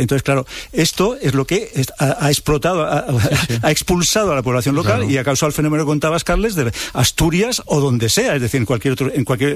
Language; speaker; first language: Spanish; native; Spanish